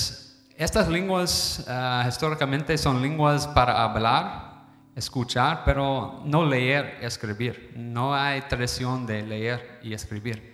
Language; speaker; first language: Spanish; non-native, fluent; English